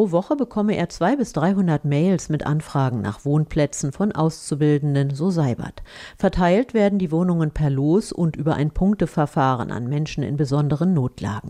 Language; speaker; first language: German; native; German